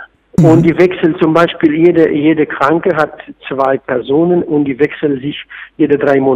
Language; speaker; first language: German; non-native, fluent; Polish